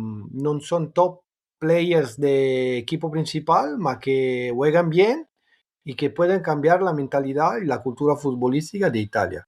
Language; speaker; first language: Spanish; non-native, fluent; Italian